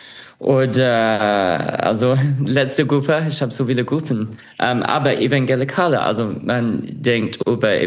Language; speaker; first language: German; non-native, fluent; English